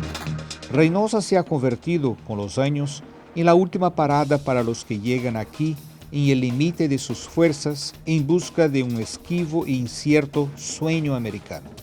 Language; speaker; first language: Spanish; non-native, fluent; Portuguese